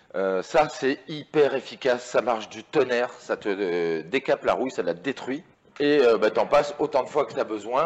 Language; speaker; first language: French; native; French